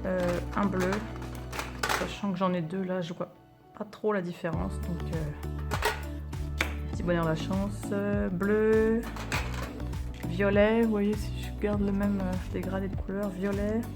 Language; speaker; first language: French; native; French